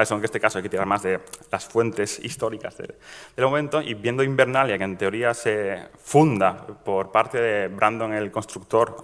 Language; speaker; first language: Spanish; native; Spanish